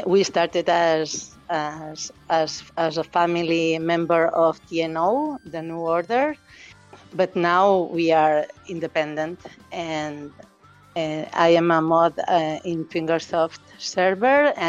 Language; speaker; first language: English; non-native, fluent; Catalan